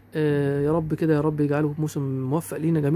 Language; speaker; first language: Arabic; native; Arabic